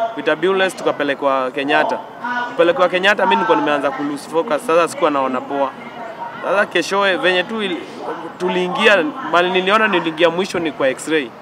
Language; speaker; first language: Swahili; native; Swahili